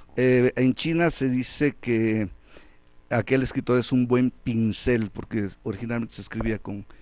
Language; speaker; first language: Spanish; native; Spanish